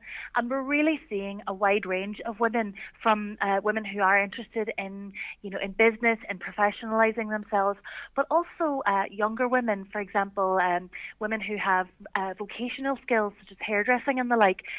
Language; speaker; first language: English; native; English